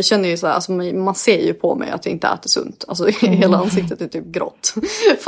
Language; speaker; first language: Swedish; native; Swedish